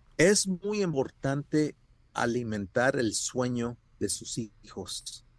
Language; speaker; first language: Spanish; early bilingual, heritage; Spanish